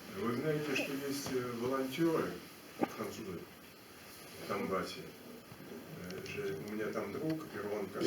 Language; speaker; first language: Russian; non-native, fluent; French